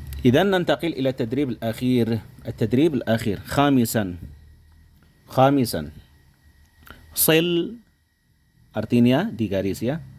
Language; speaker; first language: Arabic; non-native, fluent; Indonesian